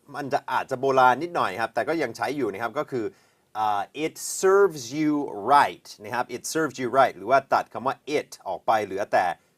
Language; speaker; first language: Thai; non-native, fluent; English